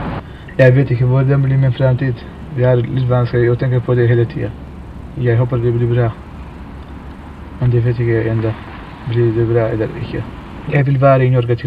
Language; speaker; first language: Norwegian; non-native, learner; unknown